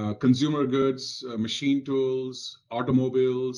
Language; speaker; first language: English; non-native, local second language; Marathi